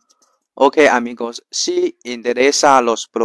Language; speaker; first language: Spanish; non-native, learner; Chinese